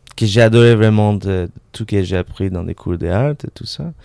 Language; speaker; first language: French; non-native, fluent; Spanish